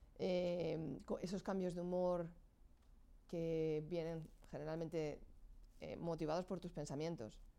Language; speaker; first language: Spanish; non-native, fluent; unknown